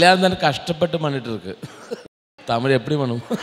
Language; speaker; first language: Tamil; non-native, learner; Malayalam